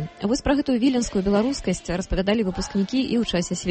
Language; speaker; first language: Belarusian; native; Belarusian